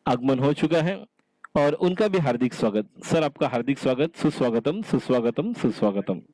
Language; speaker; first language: Hindi; non-native, local second language; Marathi